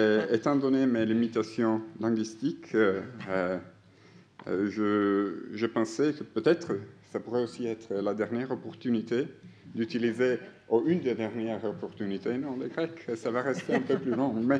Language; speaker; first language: French; non-native, fluent; Greek